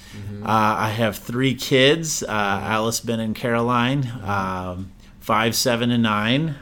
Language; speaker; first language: English; native; English